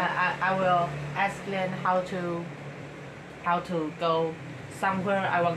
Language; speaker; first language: English; non-native, learner; Chinese